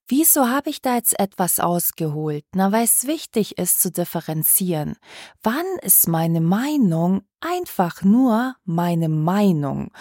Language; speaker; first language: German; early bilingual, other home language; Croatian